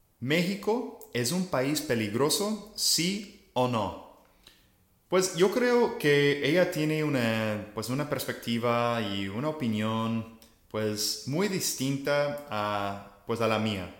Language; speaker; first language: Spanish; non-native, fluent; English